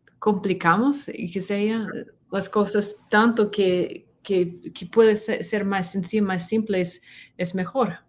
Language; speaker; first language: Spanish; non-native, learner; English